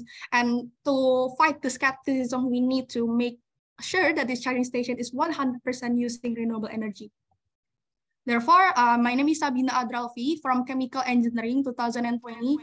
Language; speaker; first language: English; non-native, fluent; Indonesian